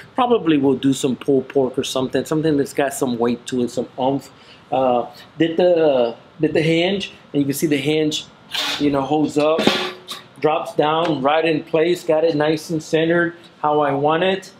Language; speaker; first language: English; native; English